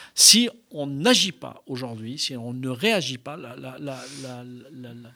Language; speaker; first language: French; non-native, local second language; Arabic